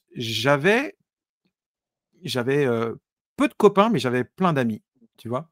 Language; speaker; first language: French; native; French